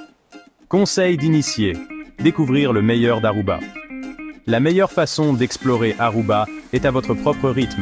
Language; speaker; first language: French; native; French